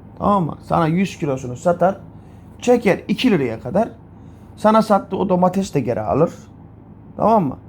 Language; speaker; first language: Turkish; native; Turkish